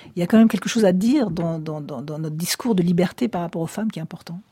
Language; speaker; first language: French; native; French